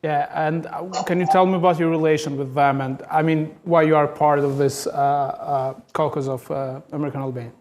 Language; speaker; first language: English; non-native, fluent; Albanian